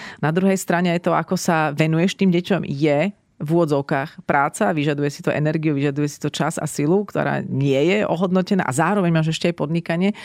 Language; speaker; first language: Slovak; native; Slovak